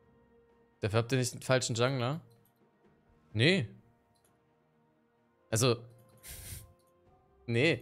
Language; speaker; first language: German; native; German